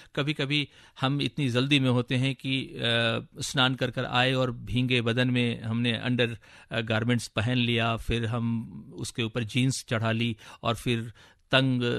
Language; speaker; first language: Hindi; native; Hindi